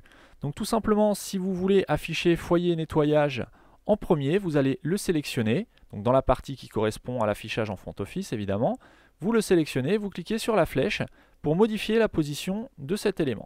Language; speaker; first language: French; native; French